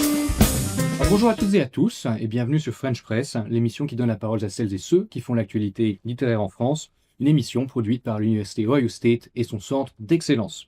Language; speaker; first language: French; native; French